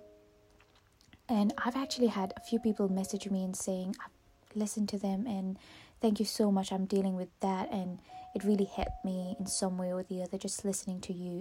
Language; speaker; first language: English; non-native, fluent; Morisyen